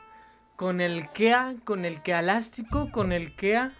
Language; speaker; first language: Spanish; native; Spanish